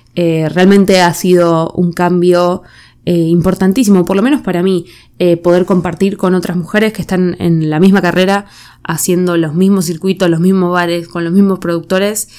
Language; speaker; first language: Spanish; native; Spanish